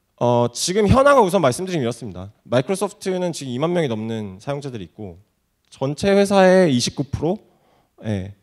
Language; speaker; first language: Korean; native; Korean